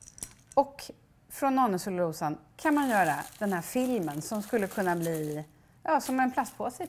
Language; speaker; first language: Swedish; native; Swedish